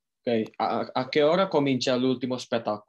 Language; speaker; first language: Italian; non-native, fluent; Indonesian